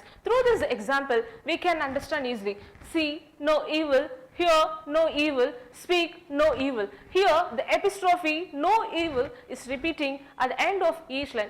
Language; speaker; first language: English; non-native, local second language; Tamil